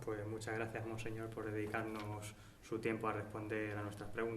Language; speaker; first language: Spanish; native; Spanish